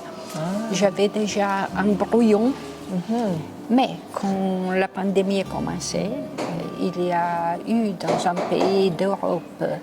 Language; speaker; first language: French; non-native, local second language; Italian